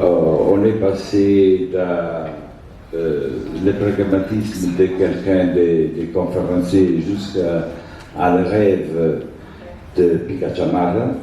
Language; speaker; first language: French; non-native, fluent; Italian